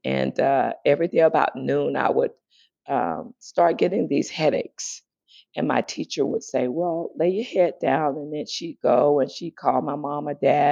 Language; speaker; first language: English; native; English